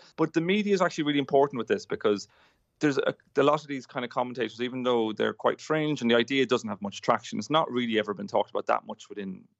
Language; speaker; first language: English; native; English